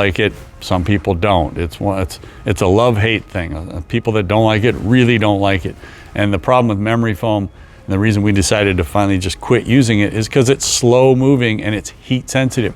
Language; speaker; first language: English; native; English